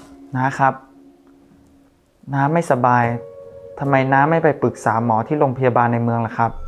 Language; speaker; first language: Thai; native; Thai